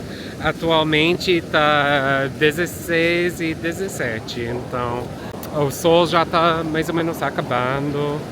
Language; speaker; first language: Portuguese; non-native, fluent; English